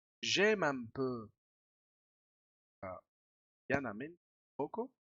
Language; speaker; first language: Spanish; non-native, fluent; French